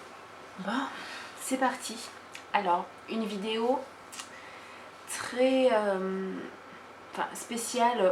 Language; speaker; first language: French; native; French